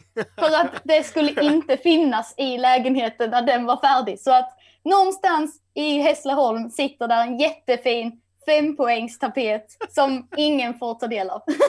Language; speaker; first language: Swedish; native; Swedish